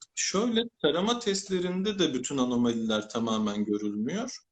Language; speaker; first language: Turkish; native; Turkish